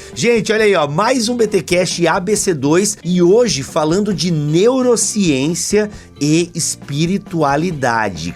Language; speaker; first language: Portuguese; native; Portuguese